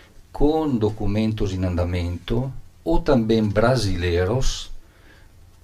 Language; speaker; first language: Portuguese; non-native, learner; Italian